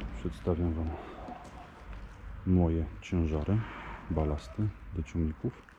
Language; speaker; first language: Polish; native; Polish